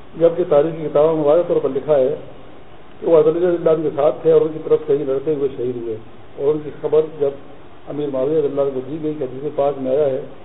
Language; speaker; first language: Urdu; non-native, local second language; Pashto